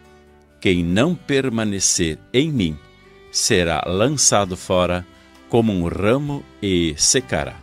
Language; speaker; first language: Portuguese; native; Portuguese